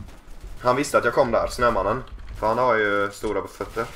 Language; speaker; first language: Swedish; native; Swedish